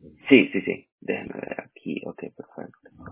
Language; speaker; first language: Spanish; early bilingual, heritage; Spanish